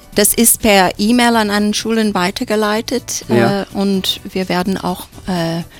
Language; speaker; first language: German; non-native, fluent; English